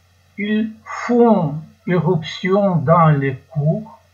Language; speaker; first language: French; non-native, learner; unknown